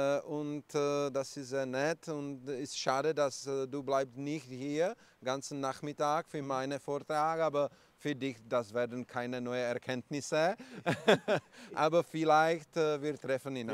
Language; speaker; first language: German; non-native, learner; Czech